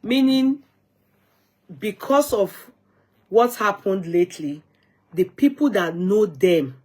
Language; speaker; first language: English; non-native, local second language; Yoruba